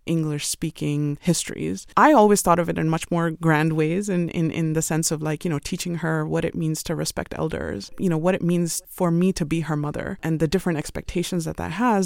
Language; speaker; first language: English; non-native, local second language; Urdu